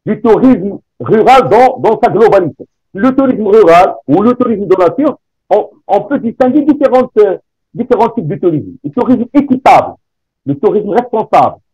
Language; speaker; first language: French; non-native, local second language; Arabic